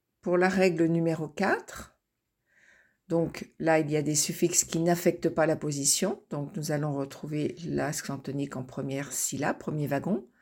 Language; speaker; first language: French; native; French